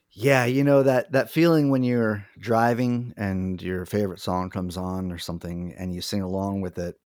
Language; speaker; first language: English; native; English